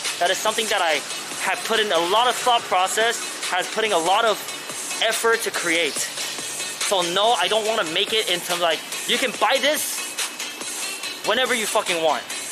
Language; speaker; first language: English; early bilingual, other home language; Chinese